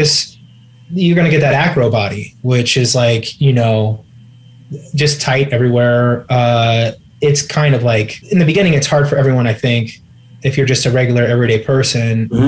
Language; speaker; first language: English; native; English